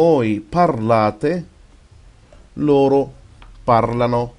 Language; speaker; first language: Italian; non-native, fluent; Arabic